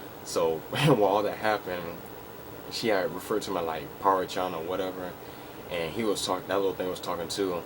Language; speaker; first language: English; native; English